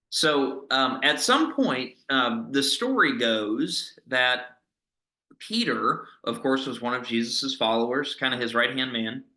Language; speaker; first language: English; native; English